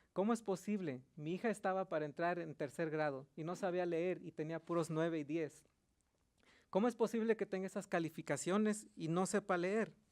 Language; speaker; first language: Spanish; early bilingual, heritage; Spanish